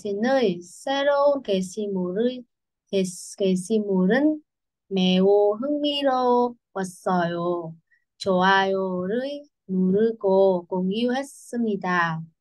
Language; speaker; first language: Korean; non-native, learner; Vietnamese